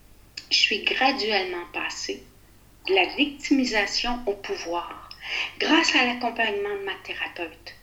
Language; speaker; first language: French; native; French